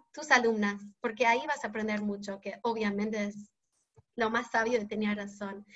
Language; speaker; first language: Spanish; non-native, fluent; English